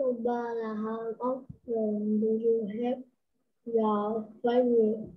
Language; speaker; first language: English; non-native, learner; Vietnamese